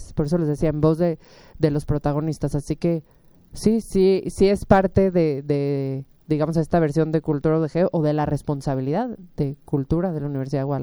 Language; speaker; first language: Spanish; native; Spanish